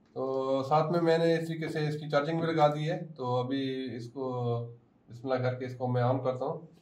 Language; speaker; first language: Urdu; non-native, local second language; Saraiki